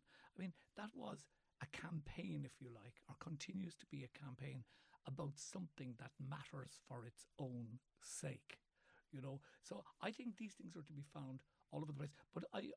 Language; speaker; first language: English; native; English